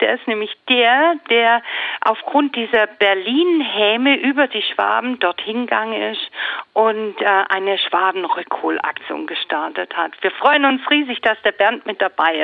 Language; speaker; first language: German; native; German